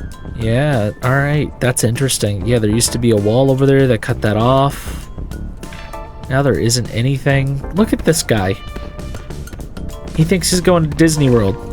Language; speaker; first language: English; native; English